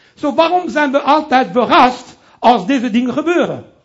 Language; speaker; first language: Dutch; non-native, fluent; French